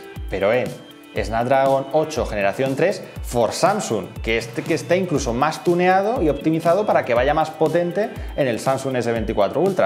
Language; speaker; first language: Spanish; native; Spanish